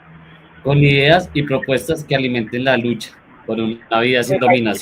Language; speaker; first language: Spanish; native; Spanish